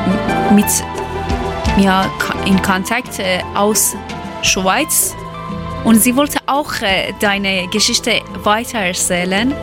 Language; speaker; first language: German; non-native, learner; Persian